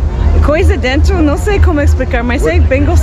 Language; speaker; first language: Portuguese; non-native, fluent; English